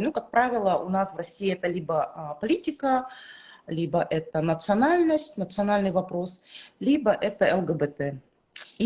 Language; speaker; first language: Russian; native; Russian